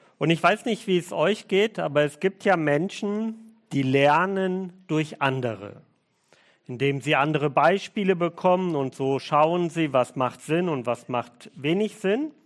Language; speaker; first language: German; early bilingual, other home language; Russian